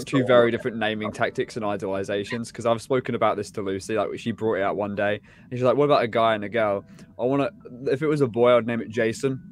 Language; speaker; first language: English; native; English